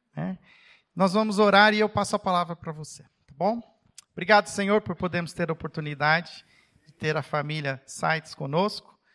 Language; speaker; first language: Portuguese; native; Portuguese